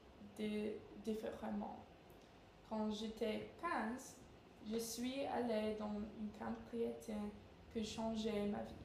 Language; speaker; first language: French; non-native, learner; English